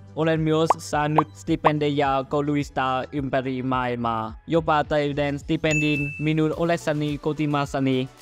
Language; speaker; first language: Finnish; non-native, learner; Vietnamese